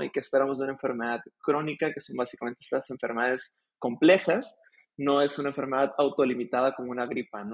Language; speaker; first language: Spanish; native; Spanish